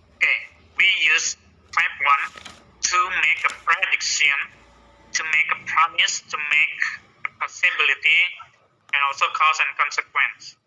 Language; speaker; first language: English; non-native, fluent; Indonesian